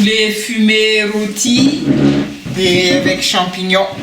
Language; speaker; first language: French; non-native, local second language; Malagasy